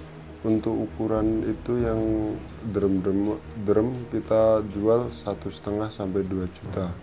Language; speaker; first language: Indonesian; native; Indonesian